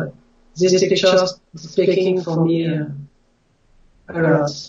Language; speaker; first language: English; non-native, learner; French